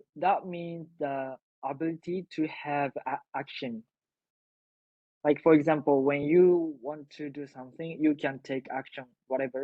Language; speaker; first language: English; non-native, learner; Japanese